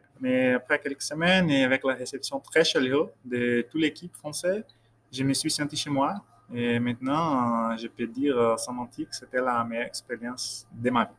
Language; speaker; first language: French; non-native, fluent; Portuguese